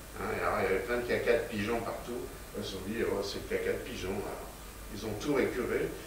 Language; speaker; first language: French; native; French